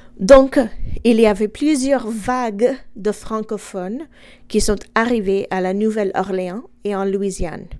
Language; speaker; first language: French; non-native, fluent; English